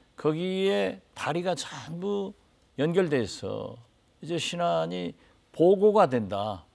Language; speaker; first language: Korean; native; Korean